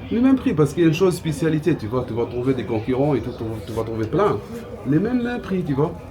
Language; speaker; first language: French; non-native, local second language; Arabic